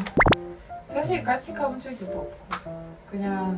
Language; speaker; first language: Korean; non-native, learner; Ukrainian